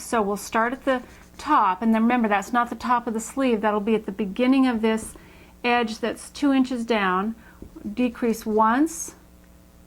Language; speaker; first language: English; native; English